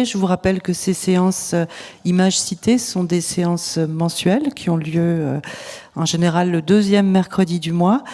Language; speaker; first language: French; native; French